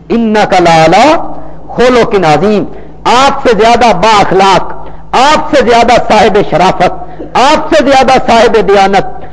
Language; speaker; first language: Urdu; non-native, local second language; Punjabi